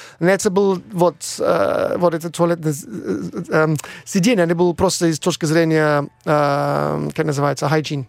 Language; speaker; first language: Russian; non-native, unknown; English